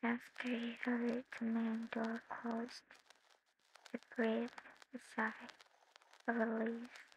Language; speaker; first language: English; non-native, learner; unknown